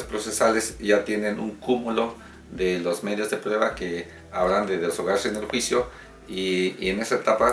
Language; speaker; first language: Spanish; native; Spanish